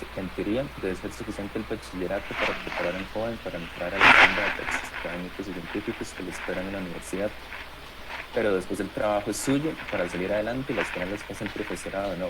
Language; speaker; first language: Spanish; native; Spanish